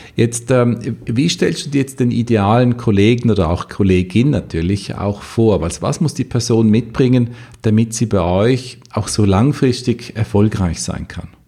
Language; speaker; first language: German; native; German